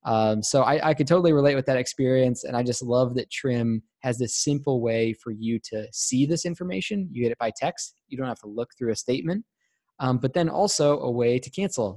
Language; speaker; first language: English; native; English